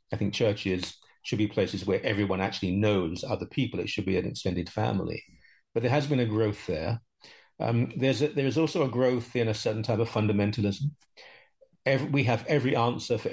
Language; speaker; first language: English; native; English